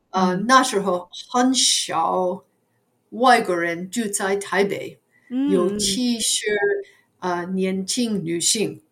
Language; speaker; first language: Chinese; non-native, fluent; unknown